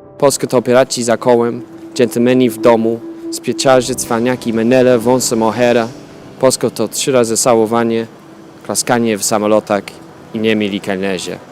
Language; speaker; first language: Polish; non-native, fluent; English